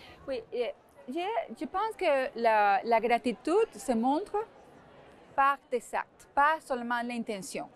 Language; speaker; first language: French; non-native, fluent; Spanish